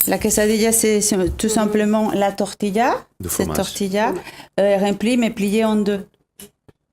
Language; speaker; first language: French; non-native, fluent; Spanish